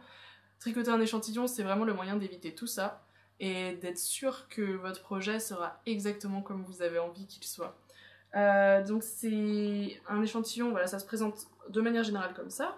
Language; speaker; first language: French; native; French